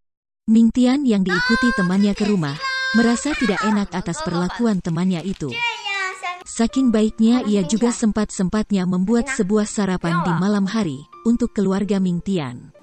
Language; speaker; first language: Indonesian; native; Indonesian